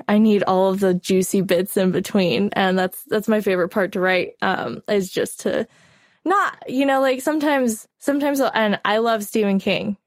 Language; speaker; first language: English; native; English